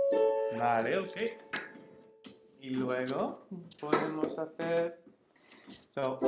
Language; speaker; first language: Spanish; non-native, fluent; English